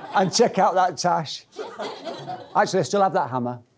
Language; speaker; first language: English; native; English